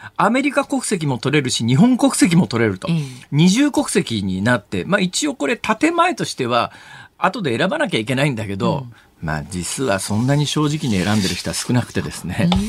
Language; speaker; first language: Japanese; native; Japanese